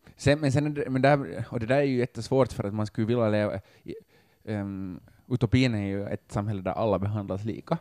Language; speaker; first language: Swedish; native; Swedish